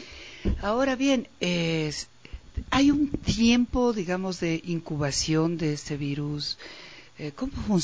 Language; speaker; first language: Spanish; native; Spanish